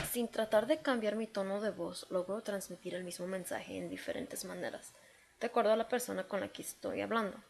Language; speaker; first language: Spanish; native; Spanish